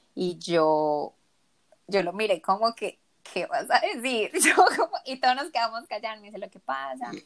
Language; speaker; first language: Spanish; native; Spanish